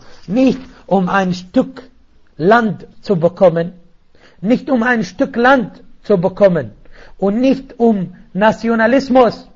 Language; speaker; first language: German; non-native, fluent; Arabic